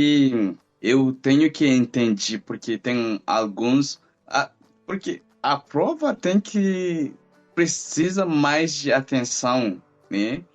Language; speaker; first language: Portuguese; non-native, fluent; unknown